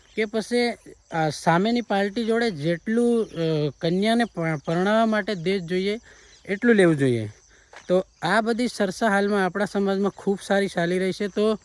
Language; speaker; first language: Gujarati; non-native, local second language; Bhili